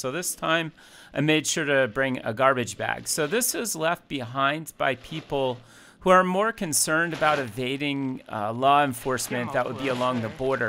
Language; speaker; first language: English; native; English